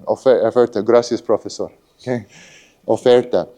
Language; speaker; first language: Spanish; non-native, learner; English